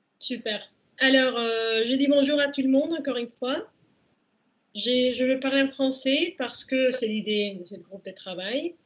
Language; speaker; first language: French; non-native, fluent; Spanish